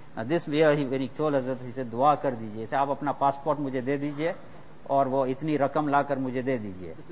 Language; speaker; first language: English; native; English